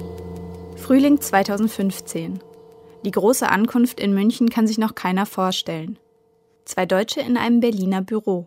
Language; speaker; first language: German; native; German